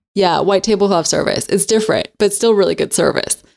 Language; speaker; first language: English; native; English